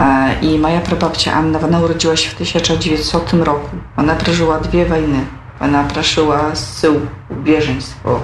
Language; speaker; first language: Polish; non-native, local second language; Belarusian